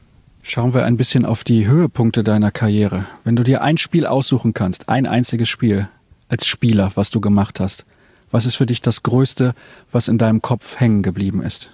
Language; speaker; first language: German; native; German